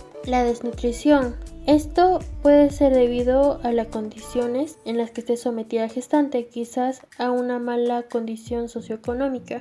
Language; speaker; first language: Spanish; native; Spanish